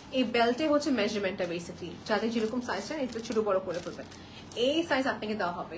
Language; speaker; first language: Bangla; early bilingual, heritage; Bangla